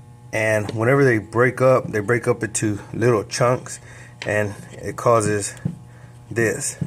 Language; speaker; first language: English; native; English